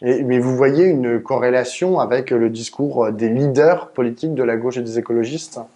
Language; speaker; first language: French; native; French